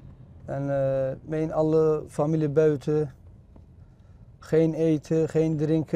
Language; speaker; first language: Dutch; non-native, learner; Turkish